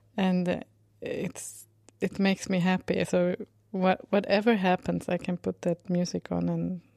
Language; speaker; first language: English; non-native, fluent; Swedish